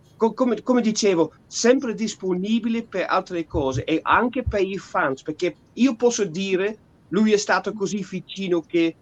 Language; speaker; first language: Italian; non-native, fluent; Dutch